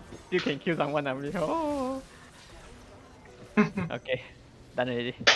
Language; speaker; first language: English; non-native, local second language; Chinese